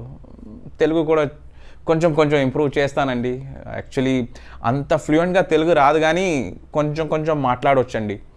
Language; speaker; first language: Telugu; non-native, learner; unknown